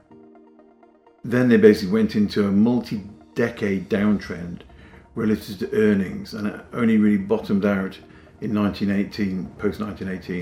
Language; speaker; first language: English; native; English